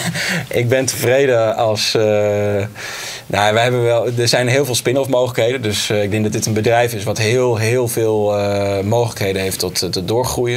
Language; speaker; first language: Dutch; native; Dutch